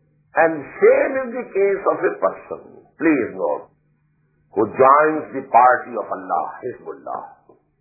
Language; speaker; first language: English; non-native, local second language; Urdu